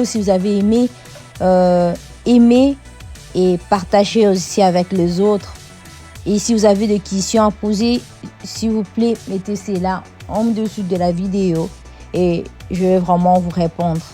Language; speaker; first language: French; non-native, fluent; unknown